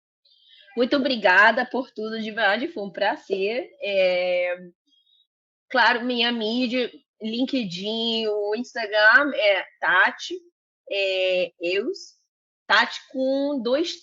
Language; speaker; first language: Portuguese; non-native, fluent; Spanish